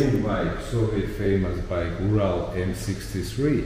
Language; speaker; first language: English; non-native, learner; Georgian